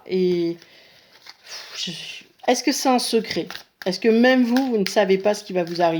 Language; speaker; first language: French; native; French